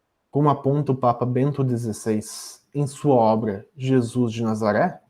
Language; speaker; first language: Portuguese; native; Portuguese